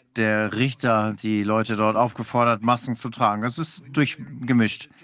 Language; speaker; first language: German; non-native, fluent; Danish